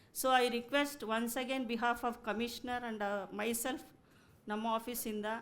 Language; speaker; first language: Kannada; native; Kannada